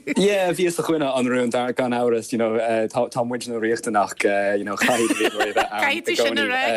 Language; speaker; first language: Irish; non-native, local second language; English